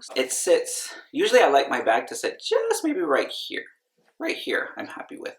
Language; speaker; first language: English; native; English